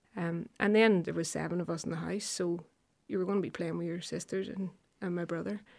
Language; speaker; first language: English; native; English